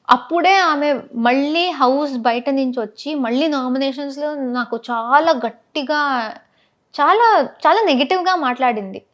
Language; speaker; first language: Telugu; non-native, local second language; Tamil